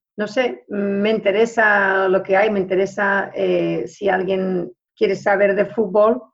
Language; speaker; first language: Spanish; early bilingual, heritage; Spanish